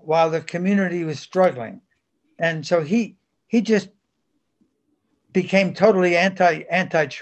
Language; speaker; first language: English; early bilingual, other home language; Spanish